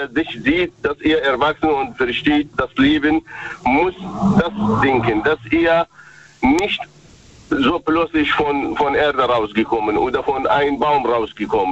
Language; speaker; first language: German; non-native, learner; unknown